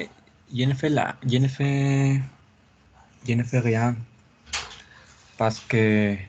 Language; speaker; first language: French; non-native, learner; Spanish